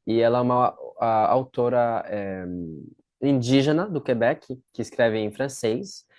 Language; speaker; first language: Portuguese; non-native, fluent; French